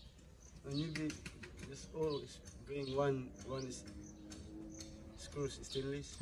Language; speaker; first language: English; non-native, learner; Cebuano